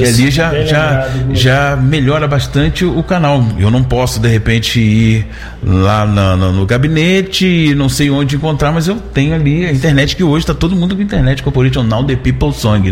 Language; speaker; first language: Portuguese; native; Portuguese